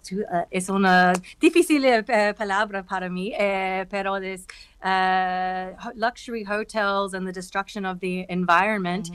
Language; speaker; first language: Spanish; non-native, learner; English